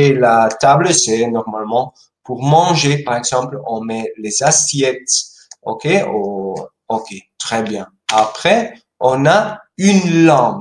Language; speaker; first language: French; non-native, fluent; Spanish